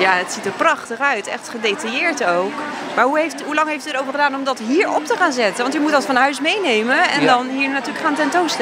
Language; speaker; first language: Dutch; native; Dutch